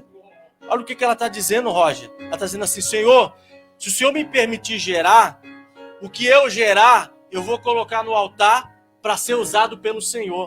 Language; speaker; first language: Portuguese; native; Portuguese